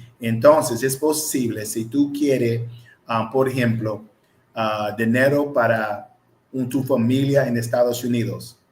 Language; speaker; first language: Spanish; non-native, learner; English